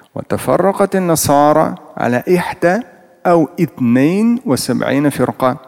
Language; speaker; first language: Arabic; non-native, fluent; Russian